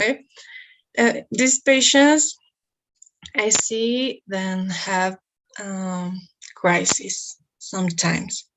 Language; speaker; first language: English; non-native, learner; Spanish